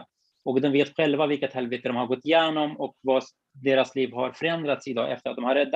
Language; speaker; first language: Swedish; non-native, fluent; Kurdish